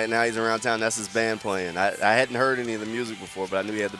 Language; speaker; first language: English; native; English